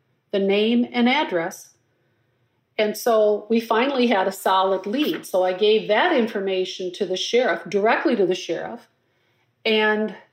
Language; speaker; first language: English; native; English